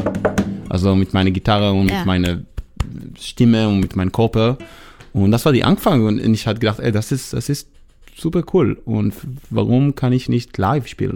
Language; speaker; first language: German; non-native, learner; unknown